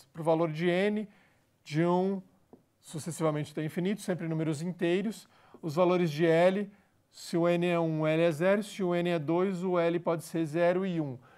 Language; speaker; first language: Portuguese; native; Portuguese